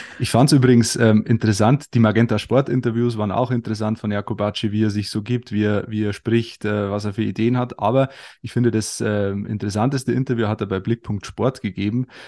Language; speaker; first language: German; native; German